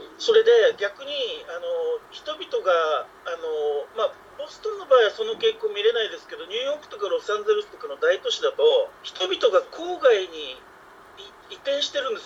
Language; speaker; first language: Japanese; native; Japanese